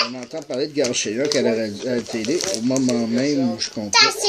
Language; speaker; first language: French; native; French